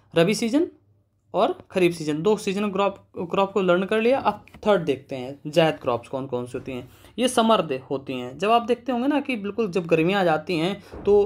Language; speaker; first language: Hindi; native; Hindi